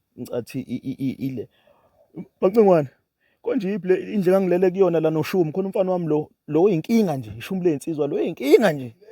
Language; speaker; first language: Zulu; native; Zulu